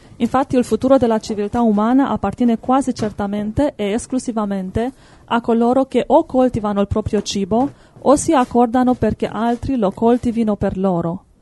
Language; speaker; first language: Italian; native; Italian